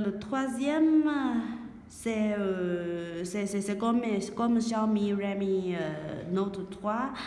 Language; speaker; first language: French; non-native, learner; Chinese